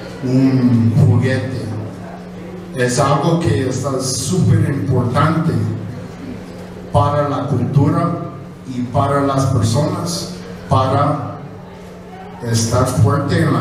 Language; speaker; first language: Spanish; non-native, fluent; English